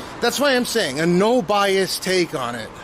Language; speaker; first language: English; native; English